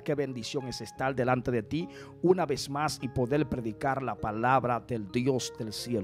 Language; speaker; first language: Spanish; native; Spanish